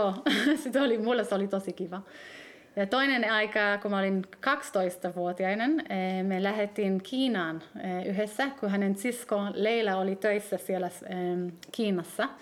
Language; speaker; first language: Finnish; early bilingual, heritage; Hebrew